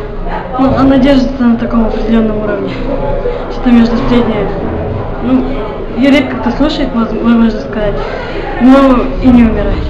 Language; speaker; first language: Russian; native; Russian